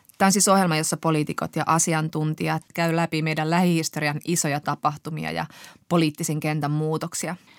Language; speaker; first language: Finnish; native; Finnish